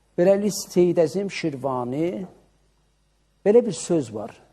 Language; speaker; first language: Azerbaijani; native; Azerbaijani